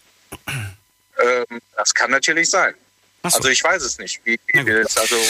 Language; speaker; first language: German; native; German